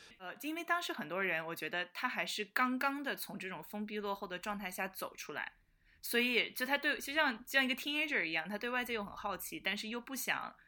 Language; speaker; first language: Chinese; native; Chinese